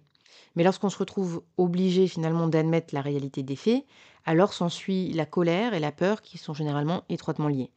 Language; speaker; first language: French; native; French